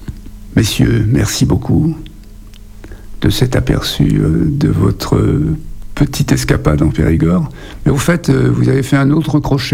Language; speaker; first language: French; native; French